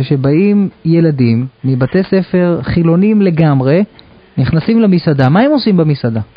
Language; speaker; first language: Hebrew; native; Hebrew